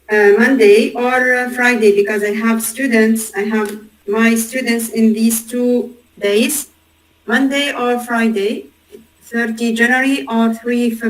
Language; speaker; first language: English; non-native, learner; Arabic